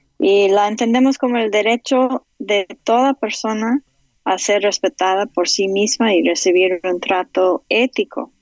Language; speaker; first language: Spanish; non-native, fluent; English